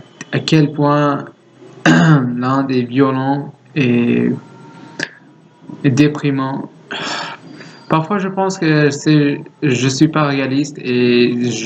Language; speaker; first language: French; non-native, learner; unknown